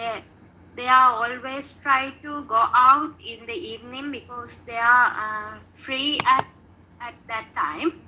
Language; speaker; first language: English; non-native, learner; Sinhala